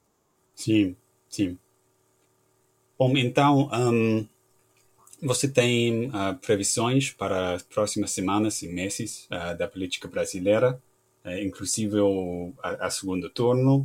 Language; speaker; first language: Portuguese; non-native, learner; English